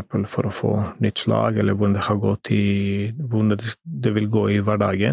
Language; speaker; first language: Norwegian; non-native, fluent; Greek